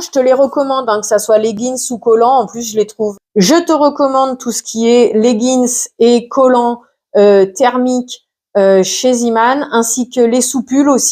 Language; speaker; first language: French; native; French